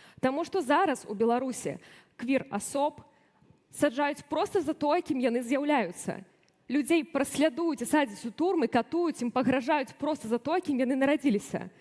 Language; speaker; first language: Belarusian; native; Belarusian